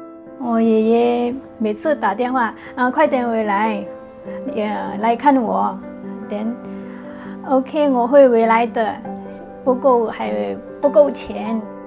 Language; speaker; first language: Chinese; non-native, fluent; Burmese